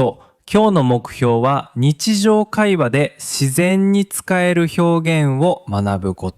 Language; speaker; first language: Japanese; native; Japanese